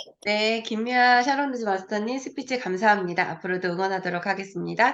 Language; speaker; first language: Korean; native; Korean